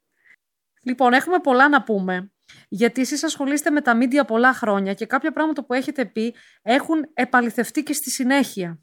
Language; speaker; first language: Greek; native; Greek